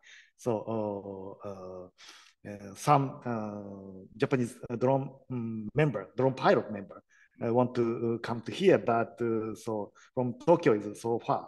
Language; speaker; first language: English; non-native, learner; Japanese